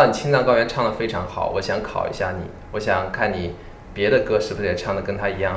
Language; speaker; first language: Chinese; native; Chinese